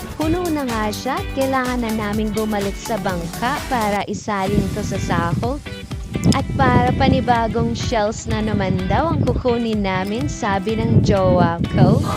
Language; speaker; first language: Filipino; non-native, local second language; Waray